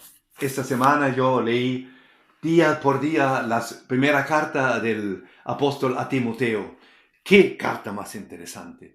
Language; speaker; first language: Spanish; non-native, fluent; German